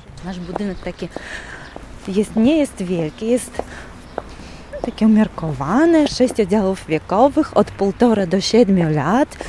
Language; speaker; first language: Polish; non-native, local second language; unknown